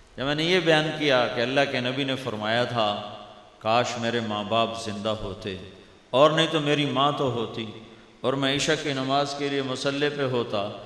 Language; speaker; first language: Urdu; non-native, local second language; Punjabi